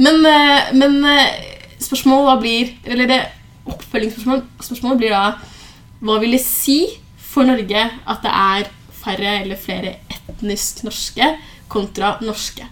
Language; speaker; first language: Norwegian; early bilingual, other home language; Somali